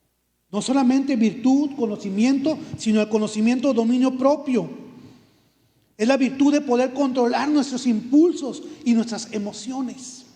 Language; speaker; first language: Spanish; native; Spanish